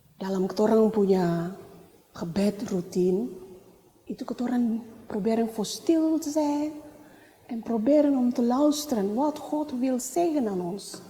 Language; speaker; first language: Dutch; non-native, learner; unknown